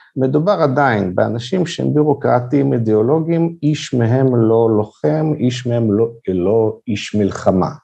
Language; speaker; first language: Hebrew; non-native, fluent; Russian